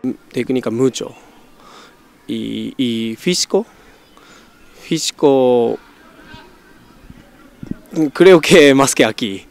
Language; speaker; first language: Spanish; non-native, learner; Japanese